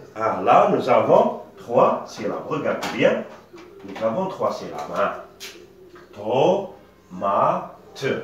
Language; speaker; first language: French; non-native, local second language; Arabic